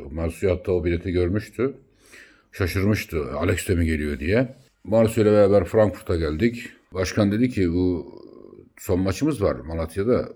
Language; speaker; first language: Turkish; native; Turkish